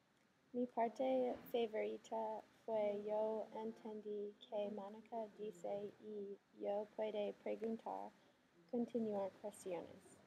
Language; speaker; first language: Spanish; non-native, learner; English